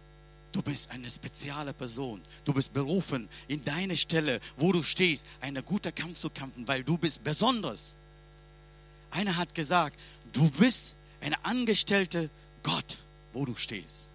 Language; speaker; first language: German; non-native, learner; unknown